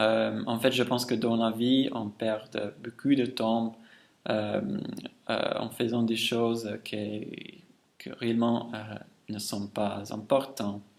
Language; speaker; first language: French; non-native, fluent; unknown